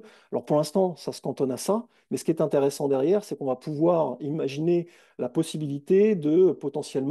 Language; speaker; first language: French; native; French